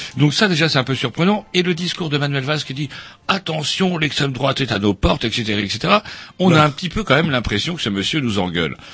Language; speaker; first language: French; native; French